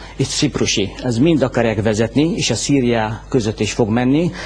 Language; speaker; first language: Hungarian; non-native, fluent; Arabic